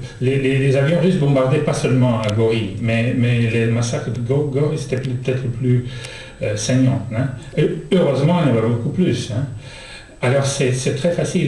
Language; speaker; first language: French; non-native, fluent; Russian